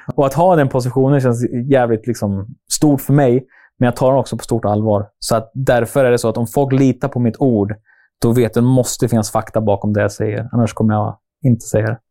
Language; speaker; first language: Swedish; native; Swedish